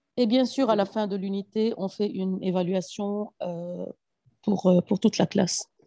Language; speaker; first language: French; non-native, local second language; Arabic